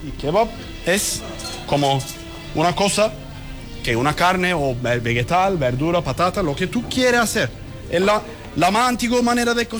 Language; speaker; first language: Spanish; non-native, learner; Turkish